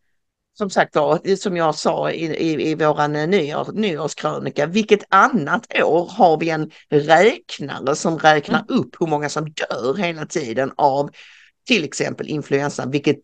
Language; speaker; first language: Swedish; native; Swedish